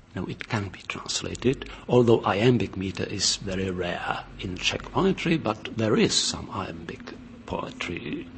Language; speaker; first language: English; non-native, fluent; Czech